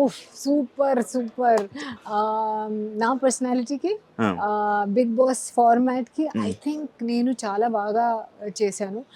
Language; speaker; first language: Telugu; non-native, local second language; Hindi